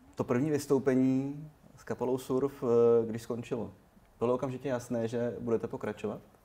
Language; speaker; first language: Czech; native; Czech